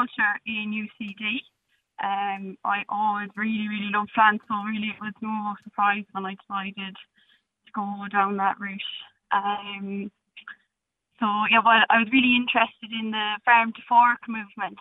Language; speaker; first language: English; native; English